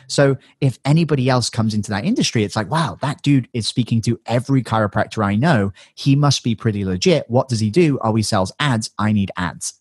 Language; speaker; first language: English; native; English